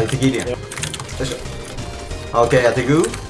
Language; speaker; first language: Japanese; native; Japanese